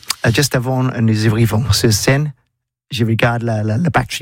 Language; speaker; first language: French; non-native, learner; English